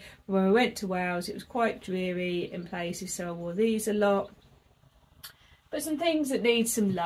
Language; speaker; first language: English; native; English